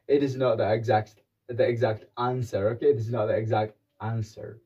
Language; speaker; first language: English; non-native, local second language; Amharic